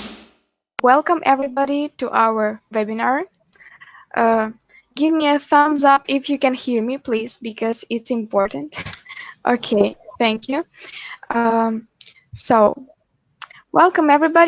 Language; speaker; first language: English; non-native, fluent; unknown